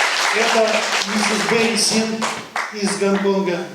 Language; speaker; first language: Russian; native; Russian